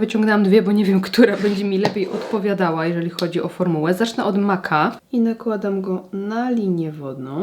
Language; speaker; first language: Polish; native; Polish